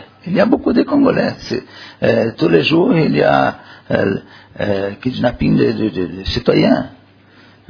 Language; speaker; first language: French; non-native, learner; Portuguese